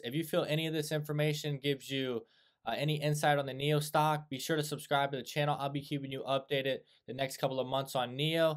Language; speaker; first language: English; native; English